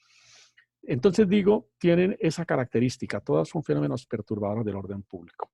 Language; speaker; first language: Spanish; native; Spanish